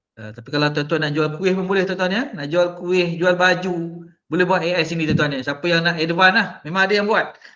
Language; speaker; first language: Malay; native; Malay